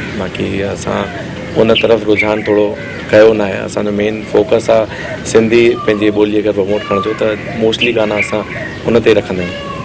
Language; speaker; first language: Sindhi; early bilingual, heritage; Sindhi